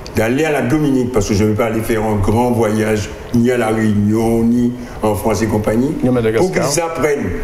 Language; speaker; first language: French; native; French